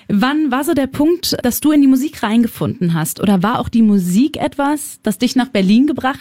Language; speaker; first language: German; native; German